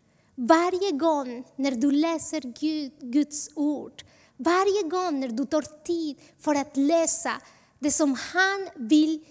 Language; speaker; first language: Swedish; non-native, fluent; Spanish